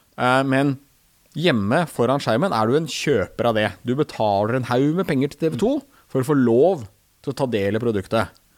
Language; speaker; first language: Norwegian; native; Norwegian